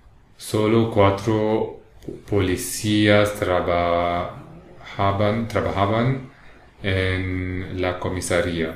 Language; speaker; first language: Spanish; non-native, learner; English